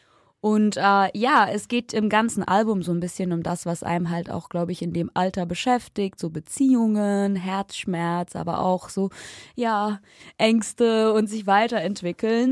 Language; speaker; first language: German; native; German